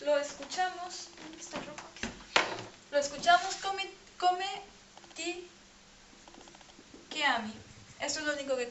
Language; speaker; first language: Spanish; non-native, fluent; French